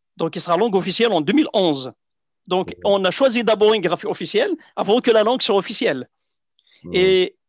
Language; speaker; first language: French; non-native, local second language; Central Atlas Tamazight